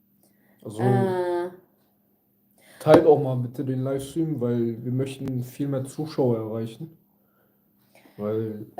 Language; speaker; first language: German; early bilingual, other home language; Kurdish